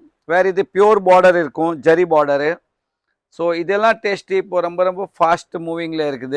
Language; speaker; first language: Tamil; non-native, fluent; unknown